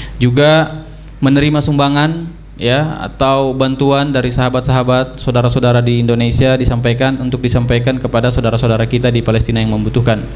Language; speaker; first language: Indonesian; native; Indonesian